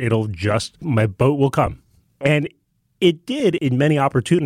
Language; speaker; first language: English; early bilingual, other home language; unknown